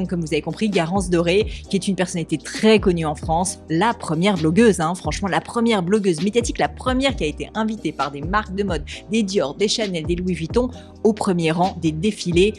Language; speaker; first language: French; native; French